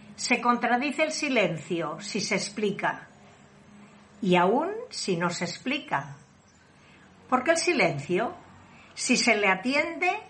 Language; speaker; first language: Spanish; non-native, local second language; Catalan